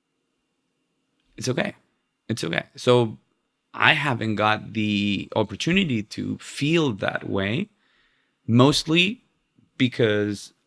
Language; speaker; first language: English; non-native, fluent; Spanish